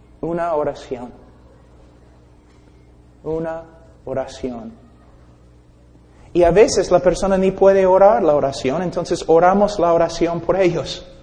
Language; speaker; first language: Spanish; non-native, fluent; English